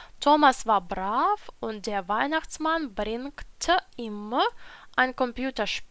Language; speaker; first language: German; non-native, learner; Ukrainian